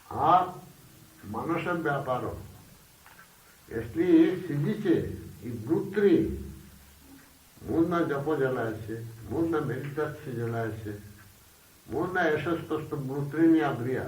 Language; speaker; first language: Russian; non-native, learner; Bangla